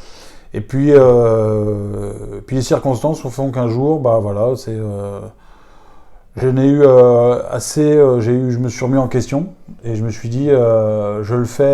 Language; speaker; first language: French; native; French